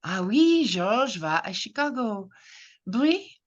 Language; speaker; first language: French; non-native, local second language; English